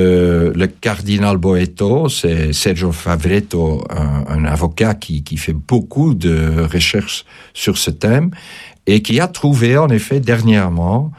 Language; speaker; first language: French; non-native, fluent; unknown